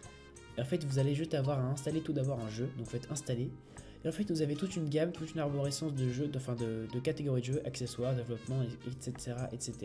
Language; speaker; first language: French; native; French